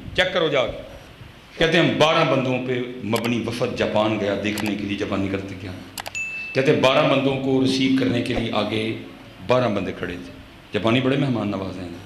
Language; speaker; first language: Urdu; non-native, local second language; Punjabi